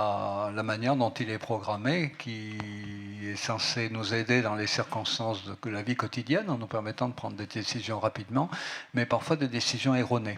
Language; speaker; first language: French; native; French